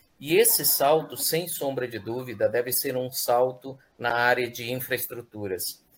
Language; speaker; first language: Portuguese; early bilingual, other home language; Spanish